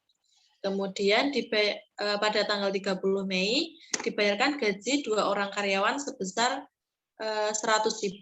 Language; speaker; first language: Indonesian; native; Indonesian